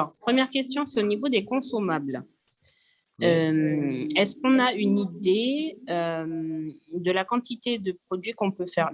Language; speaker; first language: French; native; French